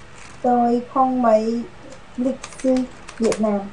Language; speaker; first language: Vietnamese; non-native, learner; Khmer